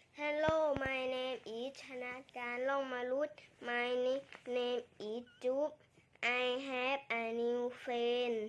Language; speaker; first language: English; non-native, learner; Thai